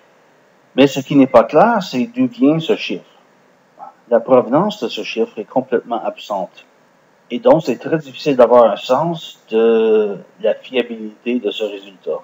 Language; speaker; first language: French; non-native, fluent; English